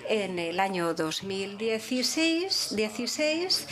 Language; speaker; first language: Spanish; non-native, fluent; English